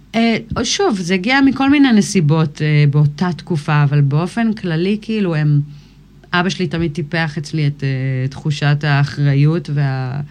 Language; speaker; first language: Hebrew; early bilingual, other home language; English